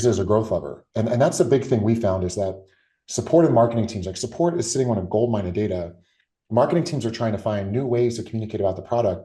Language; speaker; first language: English; native; English